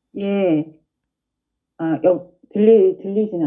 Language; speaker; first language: Korean; native; Korean